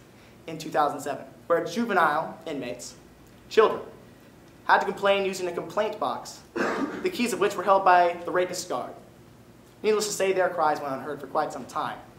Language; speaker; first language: English; native; English